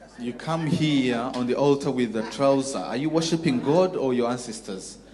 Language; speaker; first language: English; non-native, local second language; Kinyarwanda